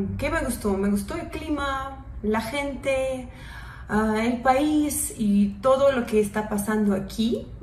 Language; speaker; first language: Spanish; non-native, fluent; Russian